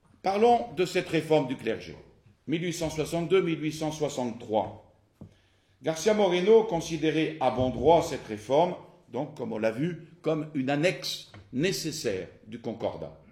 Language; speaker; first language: French; native; French